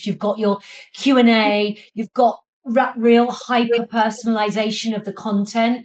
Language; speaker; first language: English; native; English